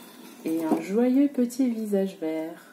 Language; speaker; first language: French; native; French